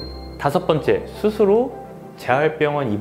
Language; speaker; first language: Korean; native; Korean